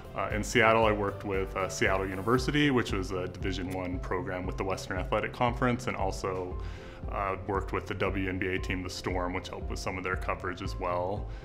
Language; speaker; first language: English; native; English